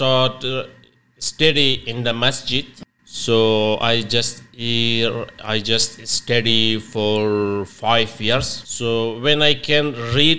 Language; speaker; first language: English; non-native, learner; Persian